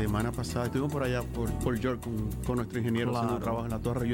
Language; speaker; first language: Spanish; native; Spanish